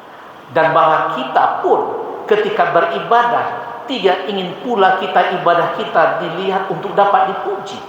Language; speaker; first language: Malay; non-native, local second language; Minangkabau